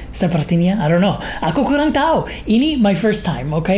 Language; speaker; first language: English; native; English